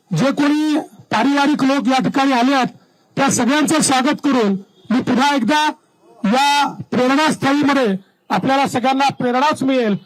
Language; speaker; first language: Marathi; native; Marathi